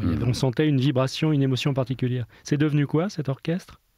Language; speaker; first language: French; native; French